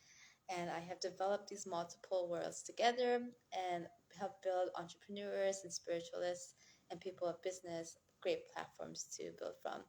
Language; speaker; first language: English; native; English